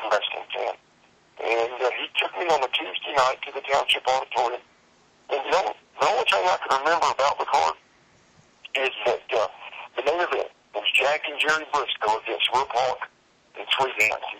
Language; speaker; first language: English; native; English